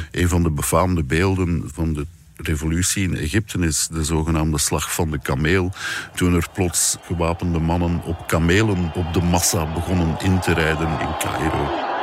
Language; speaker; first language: Dutch; native; Dutch